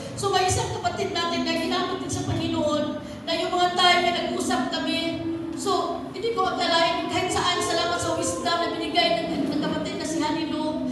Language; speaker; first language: Filipino; non-native, local second language; Cebuano